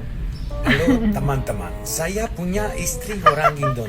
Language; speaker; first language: Indonesian; non-native, learner; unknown